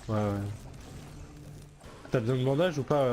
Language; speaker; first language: French; native; French